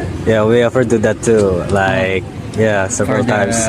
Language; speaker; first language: English; non-native, learner; Indonesian